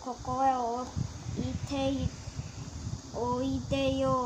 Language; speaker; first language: Japanese; early bilingual, heritage; Korean